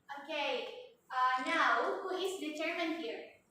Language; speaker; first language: English; non-native, learner; Indonesian